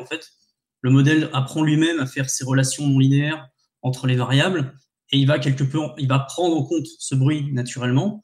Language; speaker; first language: French; native; French